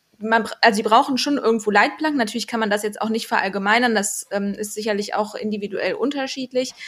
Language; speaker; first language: German; native; German